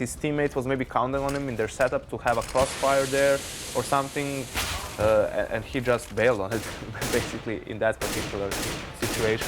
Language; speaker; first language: English; non-native, fluent; Danish